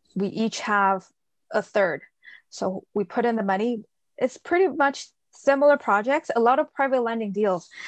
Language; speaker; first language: English; early bilingual, other home language; Chinese